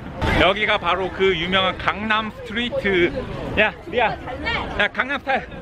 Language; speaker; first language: Korean; native; Korean